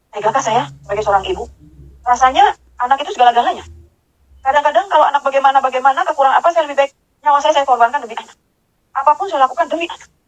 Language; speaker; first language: Indonesian; native; Indonesian